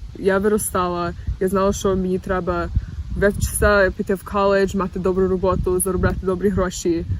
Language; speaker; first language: Ukrainian; early bilingual, other home language; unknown